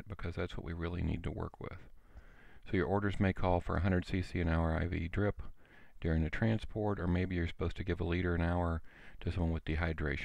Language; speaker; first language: English; native; English